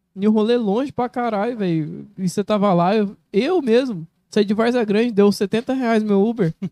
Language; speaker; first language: Portuguese; native; Portuguese